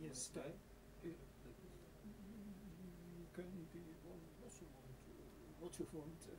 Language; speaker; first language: English; non-native, learner; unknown